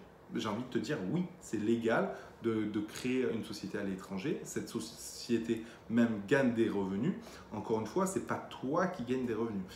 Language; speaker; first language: French; native; French